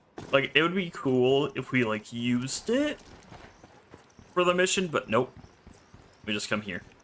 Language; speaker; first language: English; native; English